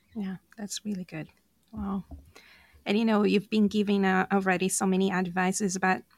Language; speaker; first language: English; non-native, fluent; Portuguese